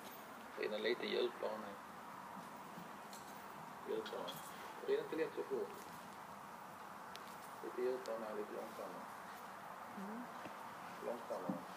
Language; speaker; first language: Swedish; native; Swedish